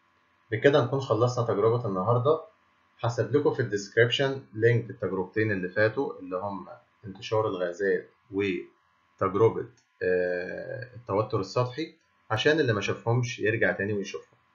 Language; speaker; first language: Arabic; native; Arabic